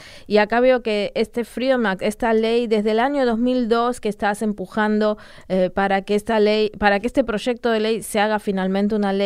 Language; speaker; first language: Spanish; native; Spanish